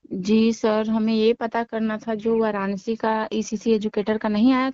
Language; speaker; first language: Hindi; native; Hindi